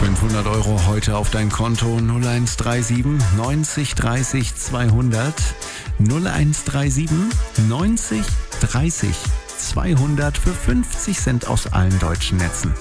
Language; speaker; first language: German; native; German